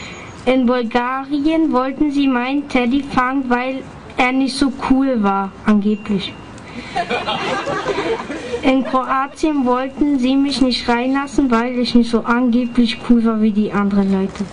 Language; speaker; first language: German; early bilingual, other home language; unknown